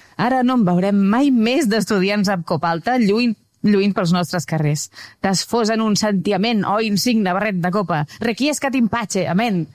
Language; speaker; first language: Catalan; native; Catalan